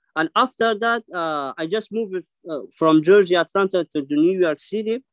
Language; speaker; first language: English; non-native, learner; Persian